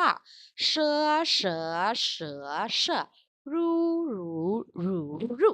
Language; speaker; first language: Chinese; non-native, fluent; Burmese